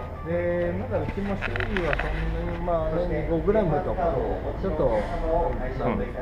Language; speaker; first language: Japanese; native; Japanese